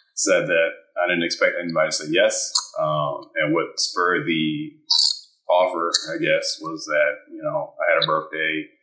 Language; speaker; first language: English; early bilingual, other home language; German